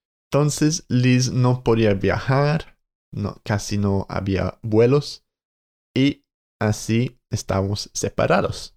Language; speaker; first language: Spanish; non-native, fluent; English